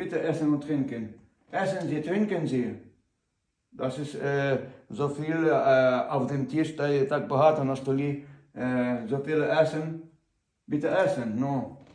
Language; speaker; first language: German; non-native, learner; Ukrainian